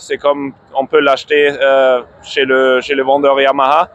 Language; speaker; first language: French; non-native, fluent; German